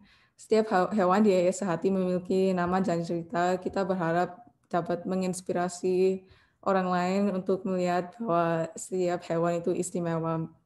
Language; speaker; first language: Indonesian; non-native, learner; English